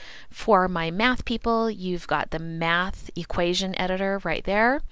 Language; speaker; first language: English; native; English